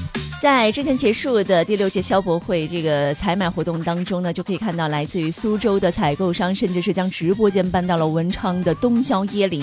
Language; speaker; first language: Chinese; native; Chinese